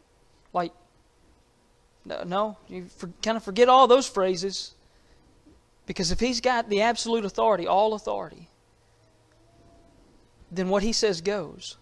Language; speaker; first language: English; native; English